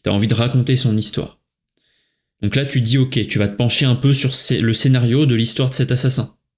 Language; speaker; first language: French; native; French